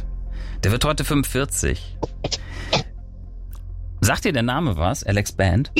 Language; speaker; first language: German; native; German